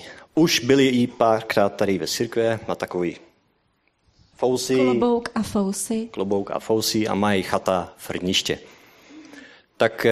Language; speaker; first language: Czech; non-native, learner; Dutch